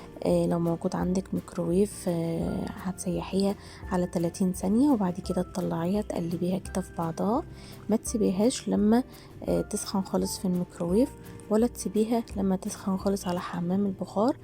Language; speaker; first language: Arabic; native; Arabic